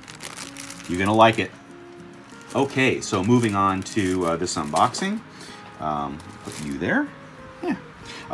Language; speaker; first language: English; native; English